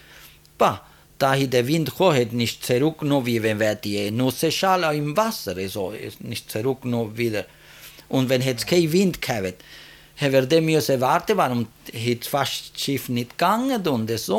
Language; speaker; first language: German; early bilingual, heritage; German